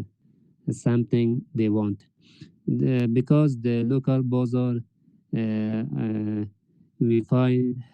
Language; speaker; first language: English; non-native, learner; Persian